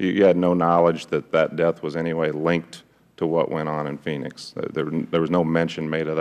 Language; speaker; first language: English; native; English